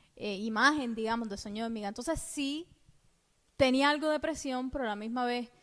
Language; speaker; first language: Spanish; native; Spanish